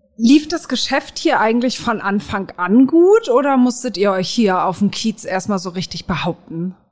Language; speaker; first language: German; native; German